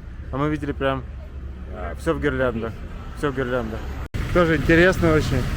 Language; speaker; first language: Russian; native; Russian